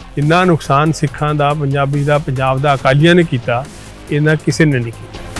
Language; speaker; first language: Punjabi; native; Punjabi